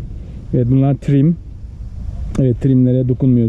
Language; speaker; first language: Turkish; native; Turkish